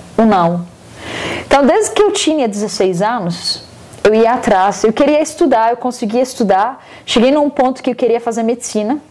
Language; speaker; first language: Portuguese; non-native, fluent; Arabic